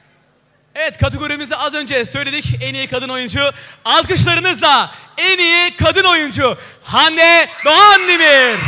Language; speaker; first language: Turkish; native; Turkish